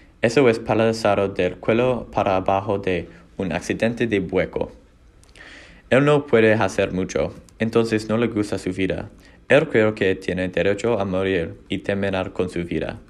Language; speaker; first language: Spanish; non-native, learner; English